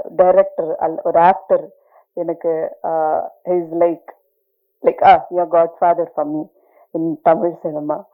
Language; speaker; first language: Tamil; non-native, learner; Malayalam